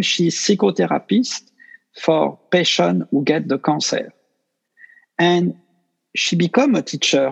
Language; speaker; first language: English; non-native, fluent; French